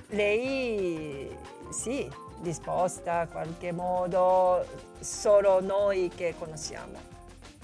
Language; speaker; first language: Italian; non-native, learner; Japanese